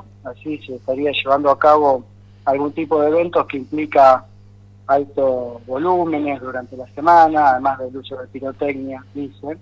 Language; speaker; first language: Spanish; native; Spanish